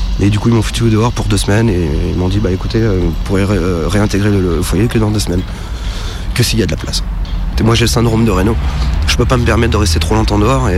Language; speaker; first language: French; native; French